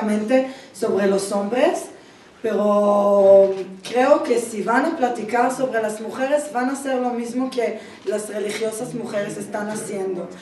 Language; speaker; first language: Spanish; non-native, fluent; Hebrew